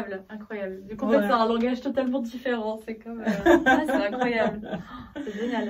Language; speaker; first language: French; native; French